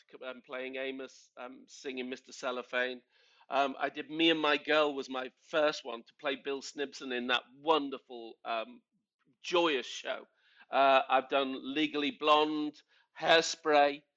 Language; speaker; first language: English; native; English